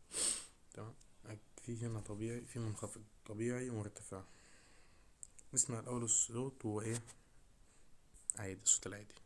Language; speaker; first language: Arabic; native; Arabic